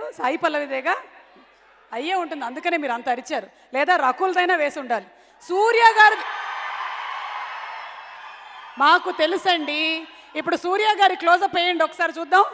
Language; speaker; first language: Telugu; native; Telugu